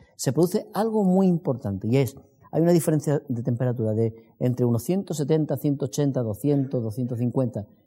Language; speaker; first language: Spanish; native; Spanish